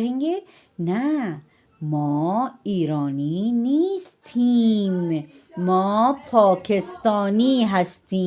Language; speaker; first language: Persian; non-native, fluent; Urdu